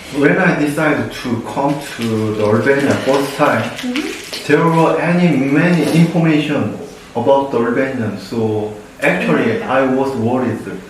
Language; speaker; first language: English; non-native, learner; Korean